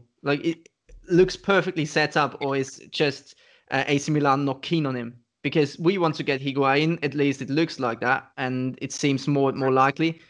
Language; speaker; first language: English; non-native, fluent; German